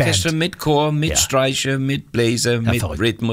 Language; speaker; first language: German; non-native, fluent; English